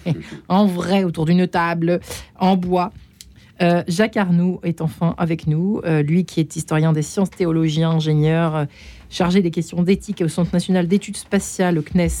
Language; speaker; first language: French; native; French